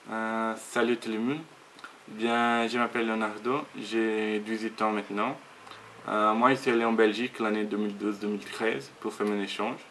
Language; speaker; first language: French; non-native, learner; Portuguese